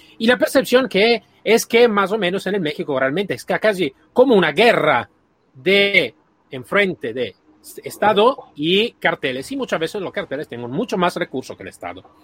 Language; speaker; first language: Spanish; non-native, fluent; Italian